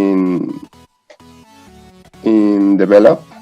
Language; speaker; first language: English; non-native, learner; Spanish